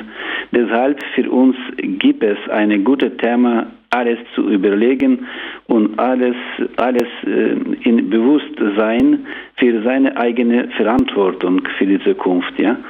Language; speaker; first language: German; non-native, learner; Ukrainian